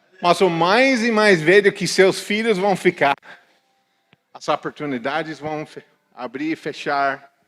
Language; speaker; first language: Portuguese; non-native, fluent; English